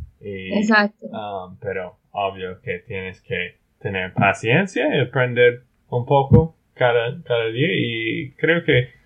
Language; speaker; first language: Spanish; non-native, learner; English